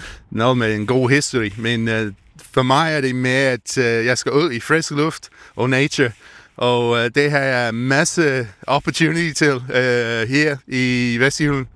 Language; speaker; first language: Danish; non-native, learner; English